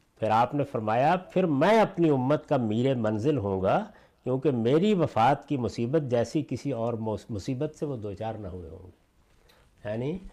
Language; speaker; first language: Urdu; non-native, local second language; Punjabi